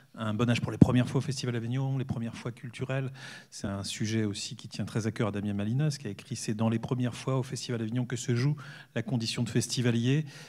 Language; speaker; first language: French; native; French